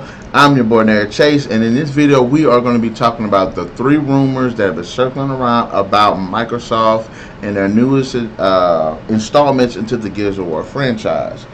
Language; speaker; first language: English; native; English